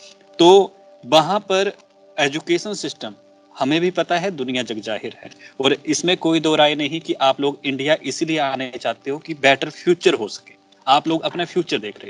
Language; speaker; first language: Hindi; native; Hindi